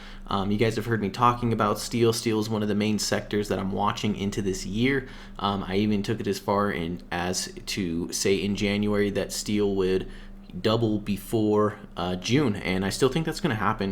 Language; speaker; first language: English; native; English